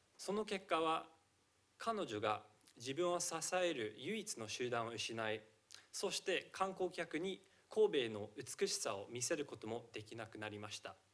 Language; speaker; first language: Japanese; non-native, fluent; English